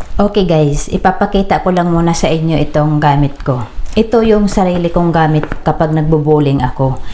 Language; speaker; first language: Filipino; native; Filipino